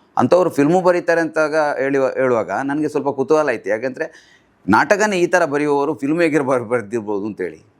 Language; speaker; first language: Kannada; non-native, local second language; Tulu